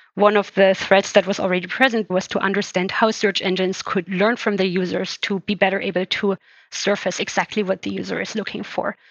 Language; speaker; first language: English; non-native, fluent; German